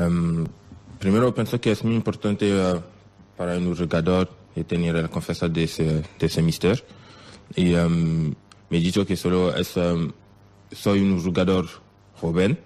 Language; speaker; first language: Spanish; non-native, learner; French